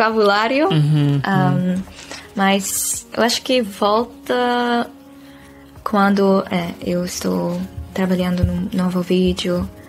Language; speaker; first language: Portuguese; non-native, fluent; Dutch